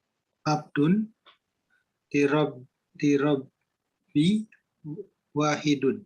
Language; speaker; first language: Arabic; non-native, learner; Indonesian